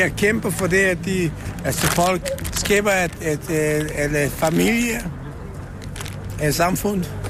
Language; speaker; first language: Danish; non-native, learner; Serbian